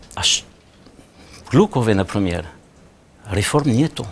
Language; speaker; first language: Russian; non-native, learner; French